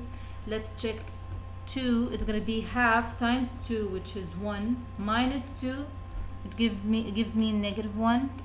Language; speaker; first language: English; non-native, fluent; Arabic